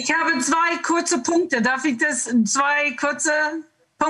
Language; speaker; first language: German; non-native, learner; English